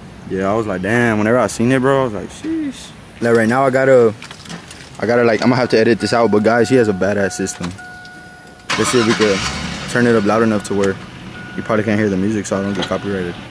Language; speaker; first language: English; early bilingual, other home language; Spanish